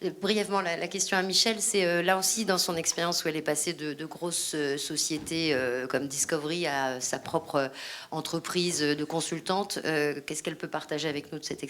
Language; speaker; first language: French; native; French